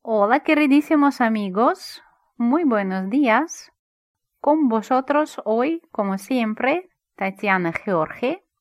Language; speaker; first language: Spanish; non-native, fluent; Russian